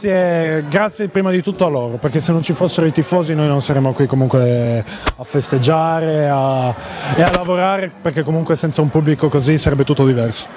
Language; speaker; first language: Italian; native; Italian